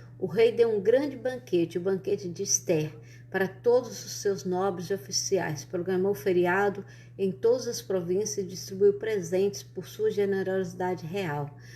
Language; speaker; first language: Portuguese; native; Portuguese